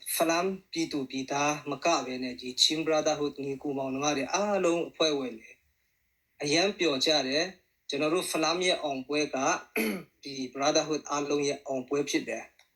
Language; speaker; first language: Burmese; non-native, local second language; Hakha Chin